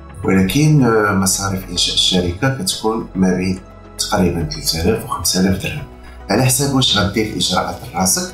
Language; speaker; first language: Arabic; native; Arabic